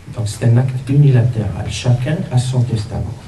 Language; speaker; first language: French; non-native, local second language; Arabic